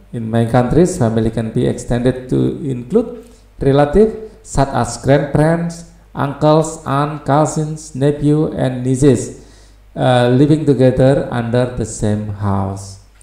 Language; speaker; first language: English; non-native, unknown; Indonesian